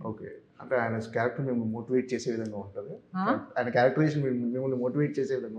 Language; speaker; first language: Telugu; native; Telugu